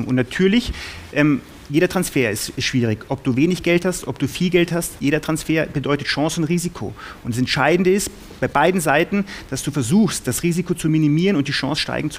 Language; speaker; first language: German; native; German